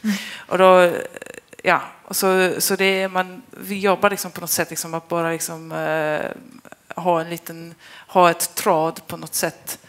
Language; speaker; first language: Swedish; non-native, fluent; Polish